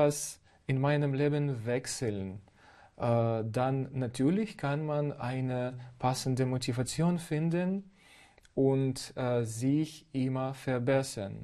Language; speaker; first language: German; non-native, fluent; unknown